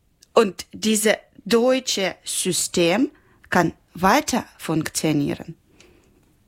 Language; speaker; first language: German; non-native, learner; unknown